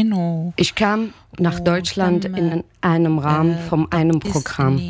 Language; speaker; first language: German; non-native, learner; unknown